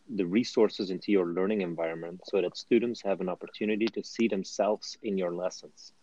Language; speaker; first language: English; non-native, fluent; Dutch